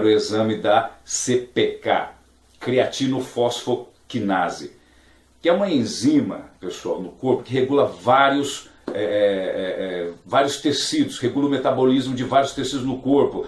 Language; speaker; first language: Portuguese; native; Portuguese